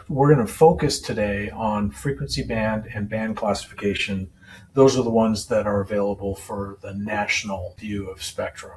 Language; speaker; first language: English; native; English